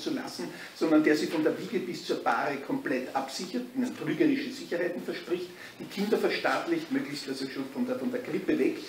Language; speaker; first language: German; native; German